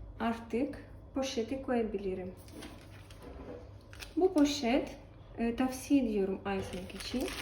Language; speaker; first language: Turkish; non-native, learner; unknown